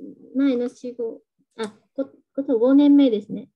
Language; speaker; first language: Japanese; non-native, fluent; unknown